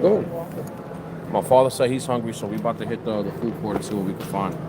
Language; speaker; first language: English; native; English